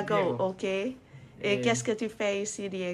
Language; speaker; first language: French; non-native, learner; English